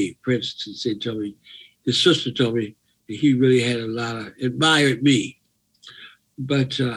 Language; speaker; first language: English; native; English